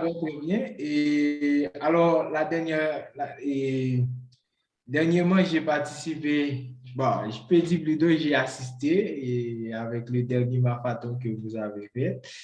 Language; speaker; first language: French; non-native, local second language; Haitian Creole